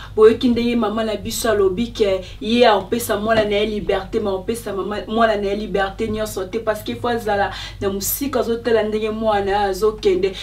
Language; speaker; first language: Lingala; native; Lingala